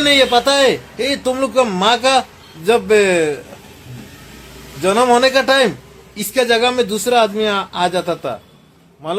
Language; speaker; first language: Hindi; non-native, local second language; Assamese